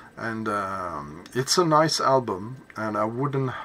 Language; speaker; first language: English; non-native, fluent; French